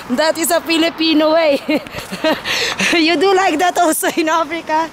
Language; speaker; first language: English; non-native, local second language; Filipino